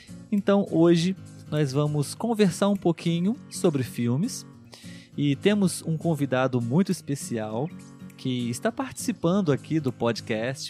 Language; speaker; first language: Portuguese; native; Portuguese